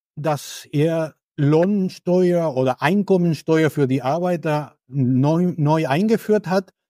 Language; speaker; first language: German; non-native, fluent; Spanish